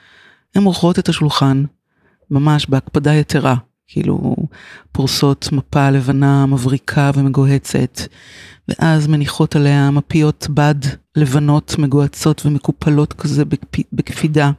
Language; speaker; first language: Hebrew; native; Hebrew